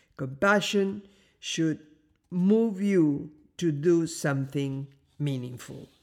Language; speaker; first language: English; non-native, fluent; Spanish